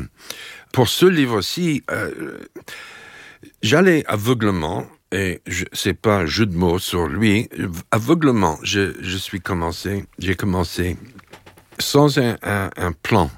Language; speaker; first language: French; non-native, fluent; English